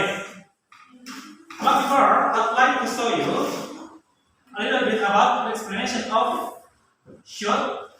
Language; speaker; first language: English; non-native, learner; Indonesian